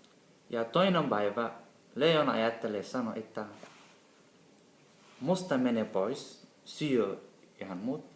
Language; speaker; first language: Finnish; non-native, learner; Somali